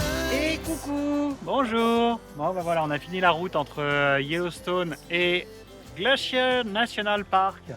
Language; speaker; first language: French; native; French